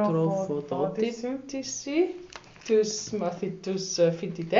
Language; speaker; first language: Greek; non-native, learner; German